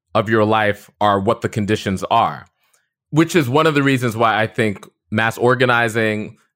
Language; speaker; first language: English; native; English